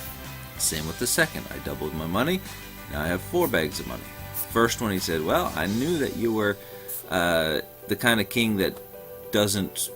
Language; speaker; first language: English; native; English